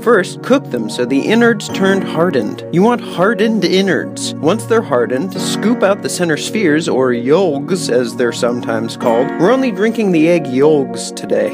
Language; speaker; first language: English; native; English